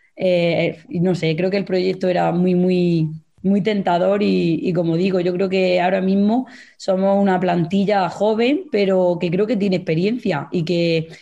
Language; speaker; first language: Spanish; native; Spanish